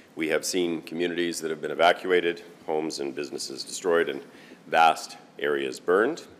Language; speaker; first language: English; native; English